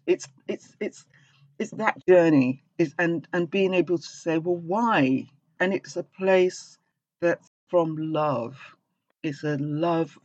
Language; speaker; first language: English; native; English